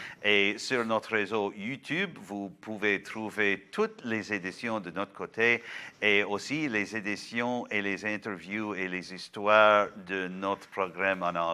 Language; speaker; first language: French; non-native, local second language; English